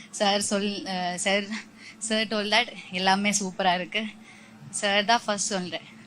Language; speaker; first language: Tamil; non-native, learner; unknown